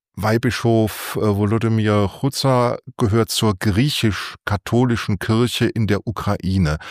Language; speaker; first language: German; native; German